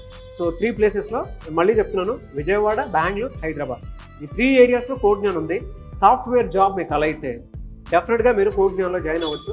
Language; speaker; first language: Telugu; native; Telugu